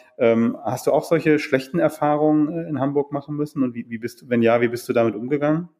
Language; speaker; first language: German; native; German